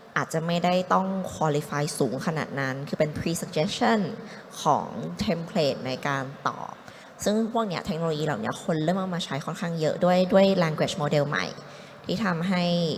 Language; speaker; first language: Thai; native; Thai